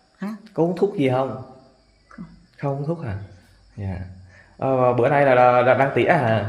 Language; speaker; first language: Vietnamese; native; Vietnamese